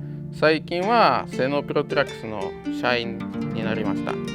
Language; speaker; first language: Japanese; non-native, fluent; Polish